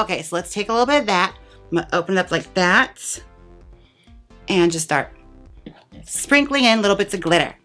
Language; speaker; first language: English; native; English